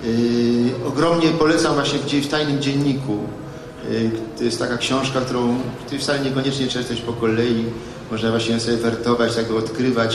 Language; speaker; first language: Polish; native; Polish